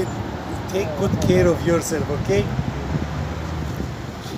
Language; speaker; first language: English; non-native, learner; Turkish